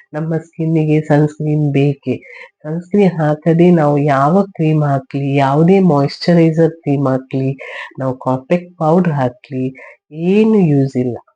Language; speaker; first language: Kannada; non-native, local second language; Tulu